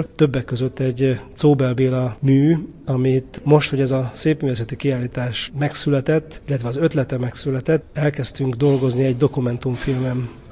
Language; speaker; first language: Hungarian; native; Hungarian